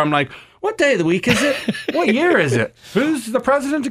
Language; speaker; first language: English; native; English